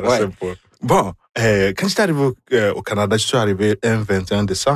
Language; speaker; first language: French; non-native, fluent; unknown